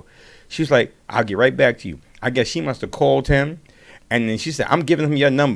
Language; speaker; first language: English; native; English